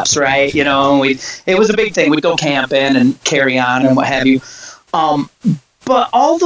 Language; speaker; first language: English; native; English